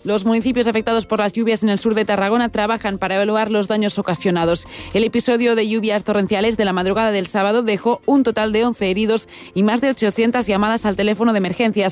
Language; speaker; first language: Spanish; native; Spanish